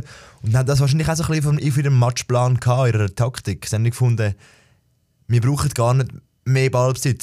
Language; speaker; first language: German; native; German